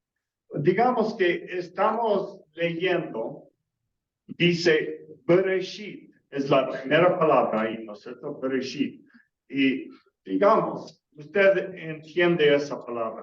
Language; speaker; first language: Spanish; non-native, fluent; English